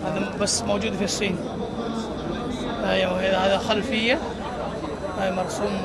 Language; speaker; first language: Arabic; non-native, learner; Chinese